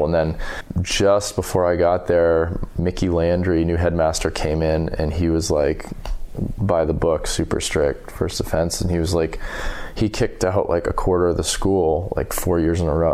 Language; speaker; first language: English; native; English